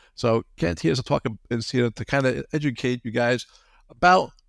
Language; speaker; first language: English; native; English